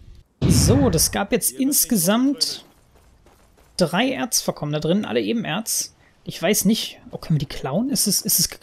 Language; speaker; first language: German; native; German